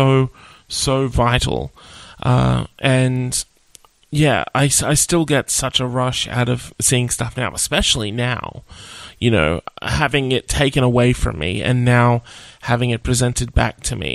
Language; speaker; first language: English; native; English